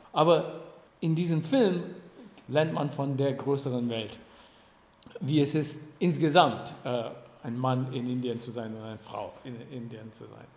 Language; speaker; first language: German; non-native, fluent; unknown